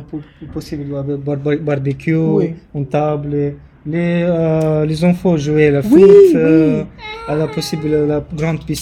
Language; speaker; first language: French; non-native, learner; Romanian